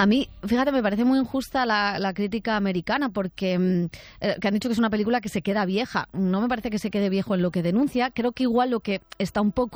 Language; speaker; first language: Spanish; native; Spanish